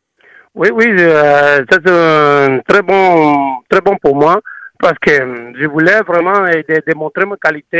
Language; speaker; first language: French; non-native, learner; Spanish